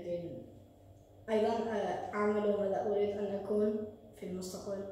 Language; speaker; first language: Arabic; early bilingual, heritage; Arabic